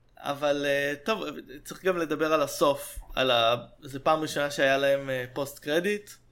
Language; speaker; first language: Hebrew; native; Hebrew